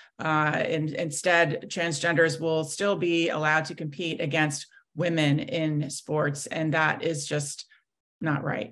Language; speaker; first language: English; native; English